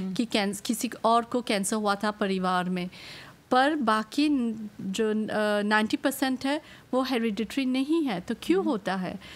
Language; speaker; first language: Hindi; non-native, local second language; Morisyen